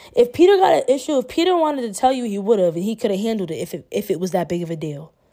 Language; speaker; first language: English; native; English